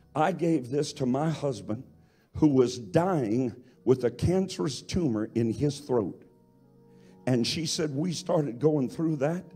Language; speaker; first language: English; native; English